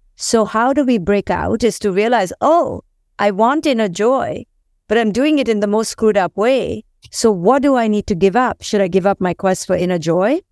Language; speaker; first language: English; non-native, local second language; Hindi